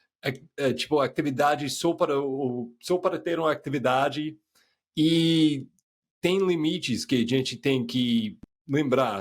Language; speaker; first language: Portuguese; non-native, fluent; English